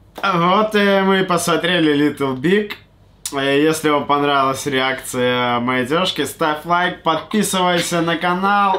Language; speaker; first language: Russian; native; Russian